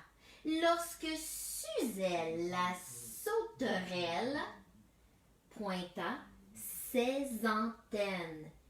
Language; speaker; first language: French; native; French